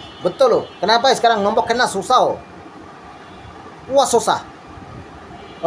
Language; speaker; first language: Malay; non-native, learner; Bangla